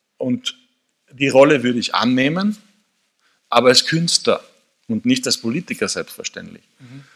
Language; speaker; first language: German; native; German